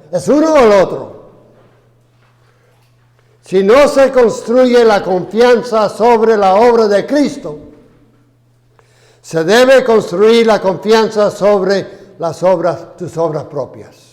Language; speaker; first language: Spanish; non-native, fluent; English